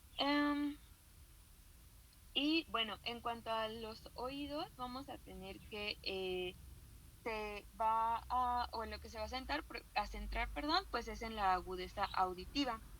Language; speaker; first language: Spanish; native; Spanish